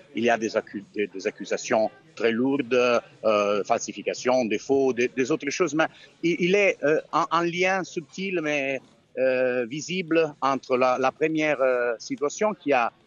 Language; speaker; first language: French; non-native, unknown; Italian